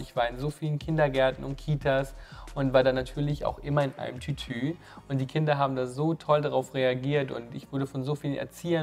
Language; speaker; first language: German; native; German